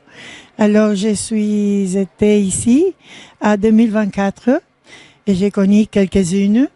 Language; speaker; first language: French; non-native, learner; Spanish